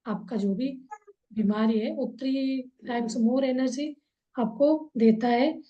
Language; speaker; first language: Hindi; non-native, local second language; Kannada